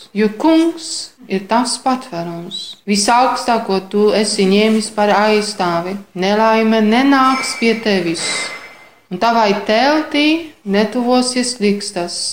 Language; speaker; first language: Latvian; non-native, fluent; Polish